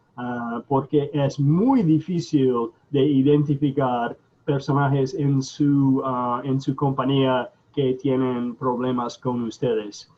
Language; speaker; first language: Spanish; non-native, fluent; English